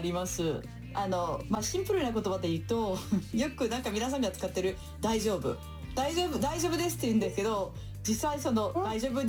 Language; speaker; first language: Japanese; non-native, fluent; French